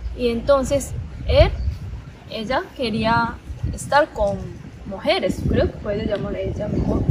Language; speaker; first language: Spanish; non-native, learner; Japanese